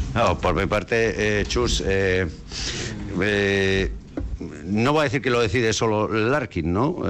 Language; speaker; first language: Spanish; native; Spanish